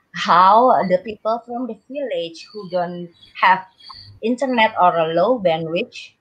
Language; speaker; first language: English; non-native, learner; Indonesian